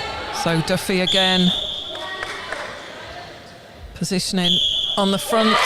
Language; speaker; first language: English; native; English